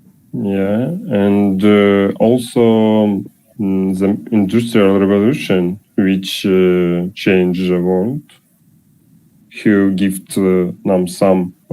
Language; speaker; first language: English; non-native, learner; Russian